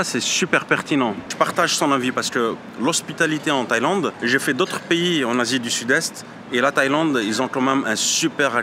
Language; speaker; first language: French; native; French